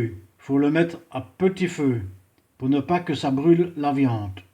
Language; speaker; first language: French; native; French